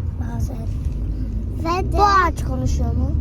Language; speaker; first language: Turkish; early bilingual, heritage; Turkish